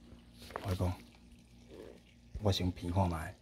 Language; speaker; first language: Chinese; native; Chinese